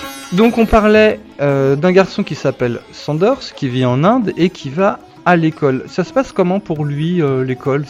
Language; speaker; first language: French; native; French